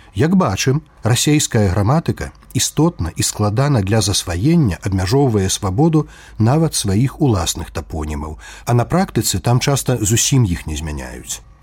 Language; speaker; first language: Belarusian; native; Belarusian